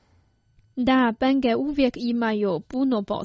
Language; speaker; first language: Croatian; non-native, fluent; Chinese